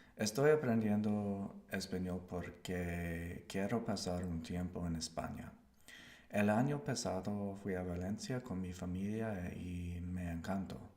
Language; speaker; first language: Spanish; non-native, learner; English